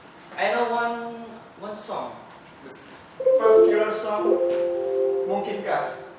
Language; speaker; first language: English; non-native, learner; Indonesian